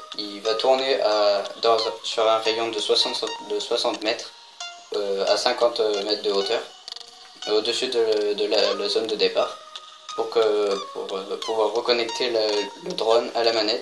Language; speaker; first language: French; native; French